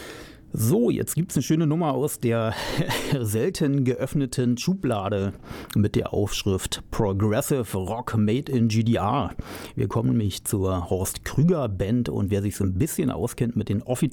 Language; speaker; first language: German; native; German